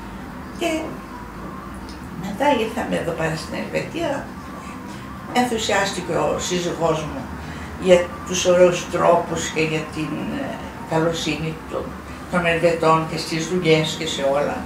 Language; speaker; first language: Greek; early bilingual, heritage; Greek